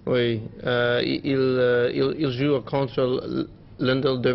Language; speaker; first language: French; non-native, learner; English